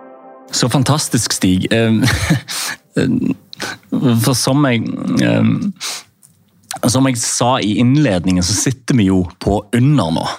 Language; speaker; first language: Norwegian; native; Norwegian